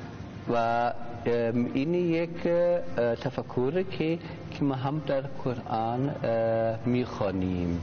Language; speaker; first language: Persian; non-native, learner; German